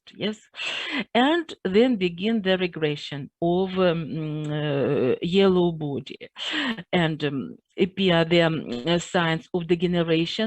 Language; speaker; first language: English; non-native, fluent; Russian